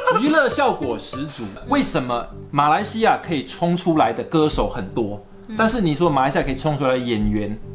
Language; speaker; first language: Chinese; native; Chinese